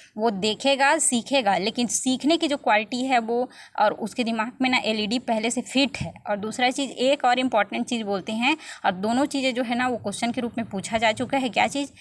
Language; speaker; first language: Hindi; non-native, local second language; Chhattisgarhi